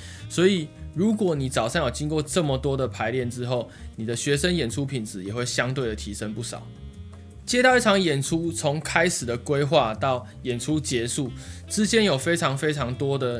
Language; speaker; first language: Chinese; native; Chinese